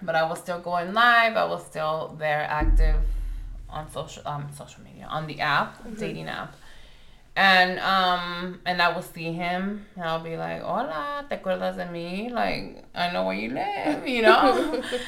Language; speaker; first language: English; early bilingual, other home language; Spanish